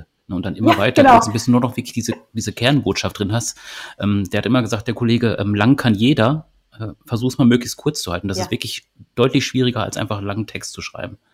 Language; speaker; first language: German; native; German